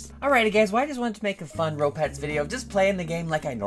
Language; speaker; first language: English; native; English